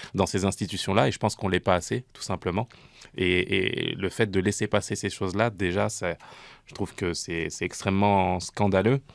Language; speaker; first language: French; native; French